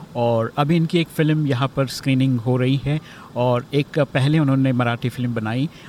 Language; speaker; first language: Hindi; native; Hindi